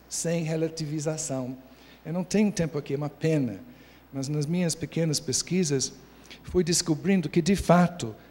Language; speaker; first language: Portuguese; non-native, fluent; English